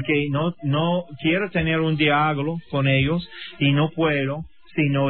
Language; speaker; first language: Spanish; non-native, learner; English